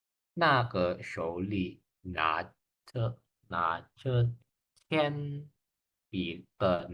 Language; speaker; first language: Chinese; non-native, learner; Indonesian